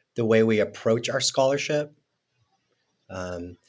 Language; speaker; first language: English; non-native, fluent; Spanish